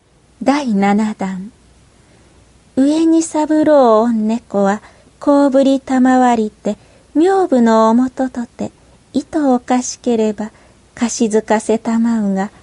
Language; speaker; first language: Japanese; native; Japanese